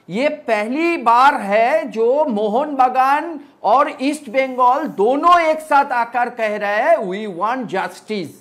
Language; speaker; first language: Hindi; non-native, local second language; Bangla